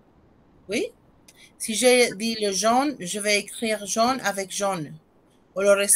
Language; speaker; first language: French; non-native, fluent; Spanish